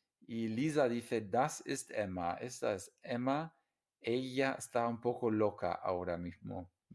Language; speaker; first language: Spanish; non-native, fluent; English